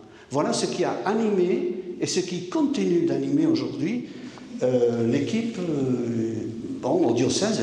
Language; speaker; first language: French; native; French